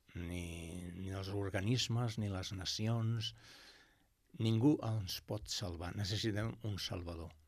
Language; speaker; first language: Catalan; non-native, local second language; Spanish